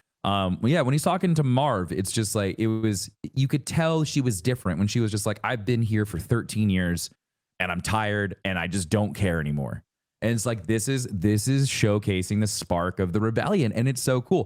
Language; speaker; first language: English; native; English